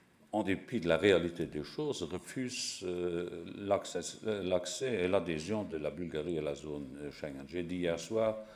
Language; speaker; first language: French; non-native, local second language; Luxembourgish